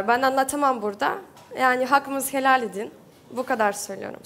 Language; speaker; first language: Turkish; non-native, learner; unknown